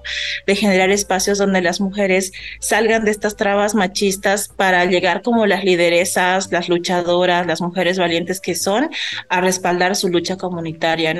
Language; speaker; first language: Spanish; native; Spanish